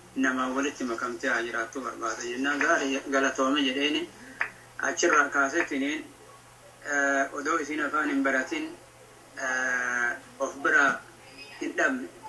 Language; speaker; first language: Oromo; native; Oromo